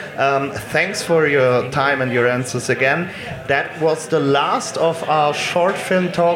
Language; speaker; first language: English; non-native, fluent; German